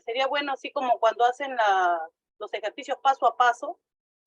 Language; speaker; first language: Spanish; native; Spanish